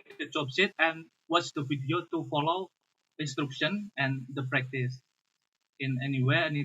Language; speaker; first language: English; non-native, learner; Indonesian